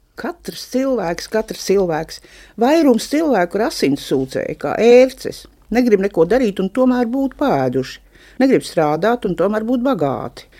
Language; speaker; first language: Latvian; native; Latvian